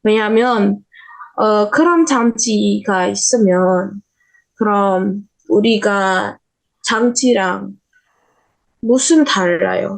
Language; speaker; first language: Korean; non-native, learner; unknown